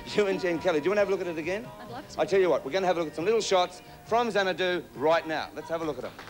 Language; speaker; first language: English; native; English